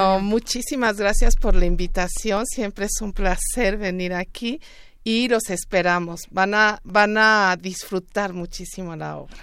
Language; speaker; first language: Spanish; native; Spanish